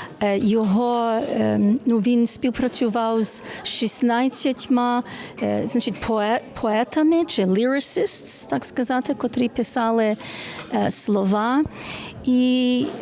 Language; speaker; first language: Ukrainian; early bilingual, heritage; Ukrainian